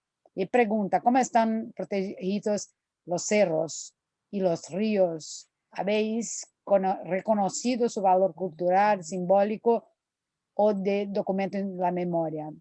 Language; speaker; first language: Spanish; non-native, fluent; Portuguese